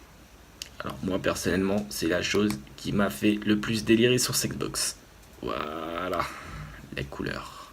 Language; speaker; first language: French; native; French